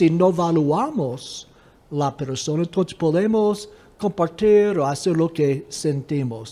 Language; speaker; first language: Spanish; non-native, fluent; English